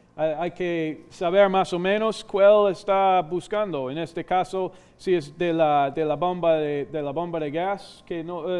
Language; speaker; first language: Spanish; non-native, fluent; English